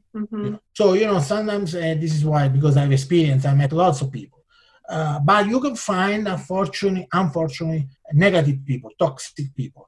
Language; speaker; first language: English; non-native, fluent; Italian